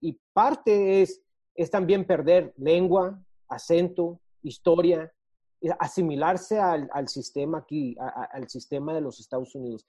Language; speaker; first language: Spanish; early bilingual, heritage; Spanish